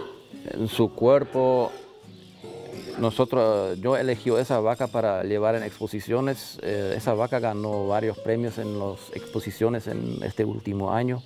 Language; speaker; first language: Spanish; non-native, local second language; German